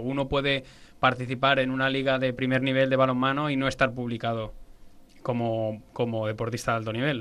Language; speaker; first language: Spanish; native; Spanish